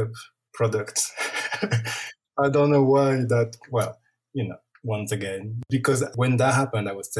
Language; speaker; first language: English; non-native, fluent; French